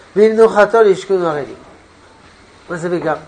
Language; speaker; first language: Hebrew; non-native, fluent; French